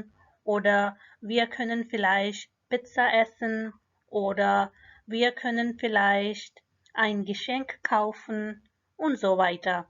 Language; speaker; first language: German; non-native, fluent; Urdu